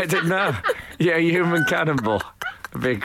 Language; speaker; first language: English; native; English